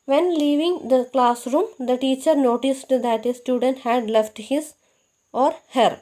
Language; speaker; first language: English; non-native, local second language; Malayalam